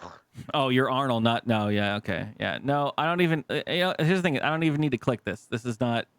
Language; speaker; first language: English; native; English